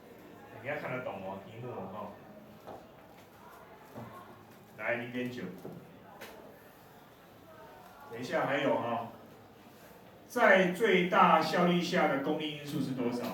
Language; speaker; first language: Chinese; native; Chinese